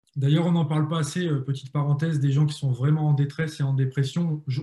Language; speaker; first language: French; native; French